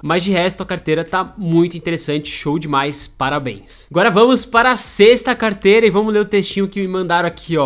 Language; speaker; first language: Portuguese; native; Portuguese